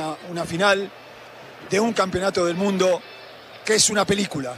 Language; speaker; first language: Spanish; native; Spanish